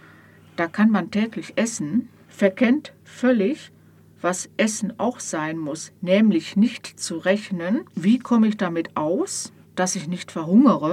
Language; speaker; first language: German; native; German